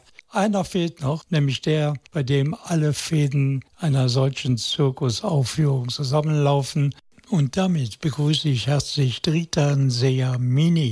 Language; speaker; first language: German; native; German